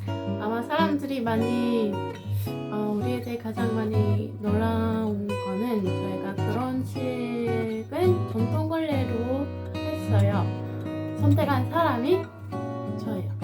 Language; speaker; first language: Korean; non-native, fluent; French